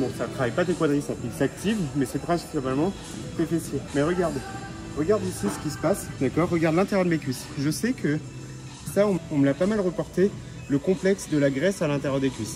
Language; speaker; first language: French; native; French